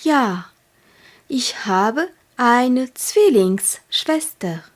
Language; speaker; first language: German; non-native, fluent; French